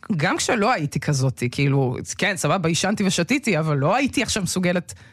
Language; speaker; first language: Hebrew; early bilingual, other home language; Russian